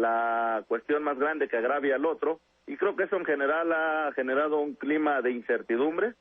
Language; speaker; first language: Spanish; native; Spanish